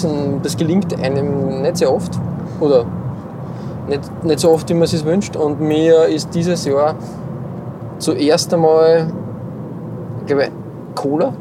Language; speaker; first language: German; native; German